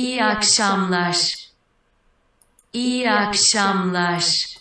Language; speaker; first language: Turkish; non-native, learner; French